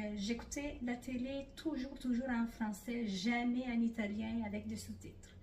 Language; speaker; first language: French; non-native, fluent; Italian